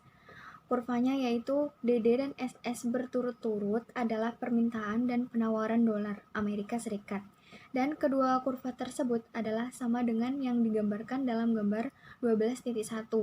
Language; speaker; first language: Indonesian; native; Indonesian